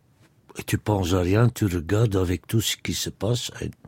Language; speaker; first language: French; non-native, local second language; Dutch